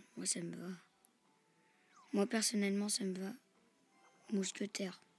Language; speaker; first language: French; native; French